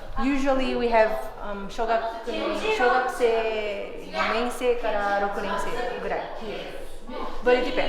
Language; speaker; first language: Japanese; non-native, fluent; Portuguese